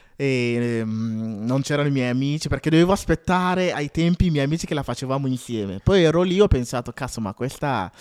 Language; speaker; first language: Italian; early bilingual, other home language; Akan